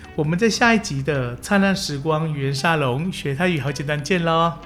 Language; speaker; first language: Chinese; early bilingual, heritage; Chinese